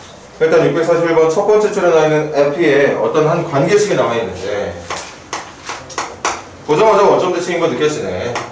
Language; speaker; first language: Korean; native; Korean